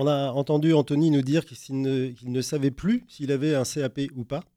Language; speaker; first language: French; native; French